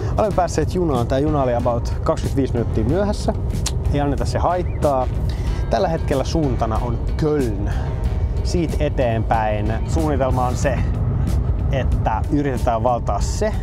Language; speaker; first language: Finnish; native; Finnish